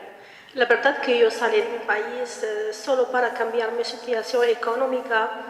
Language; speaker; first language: Spanish; non-native, learner; Arabic